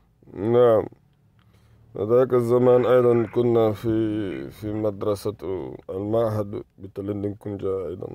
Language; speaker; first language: Arabic; non-native, fluent; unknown